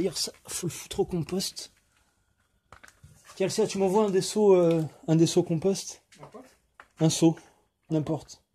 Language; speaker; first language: French; native; French